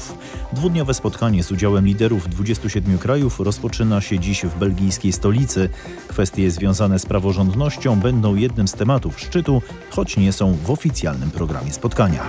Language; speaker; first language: Polish; native; Polish